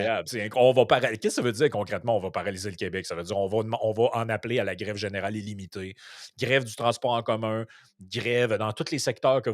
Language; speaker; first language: French; native; French